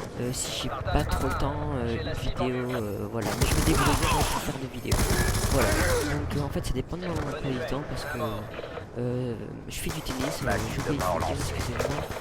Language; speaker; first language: French; native; French